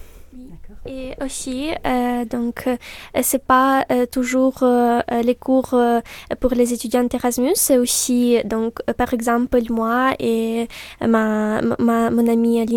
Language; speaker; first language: French; non-native, fluent; Ukrainian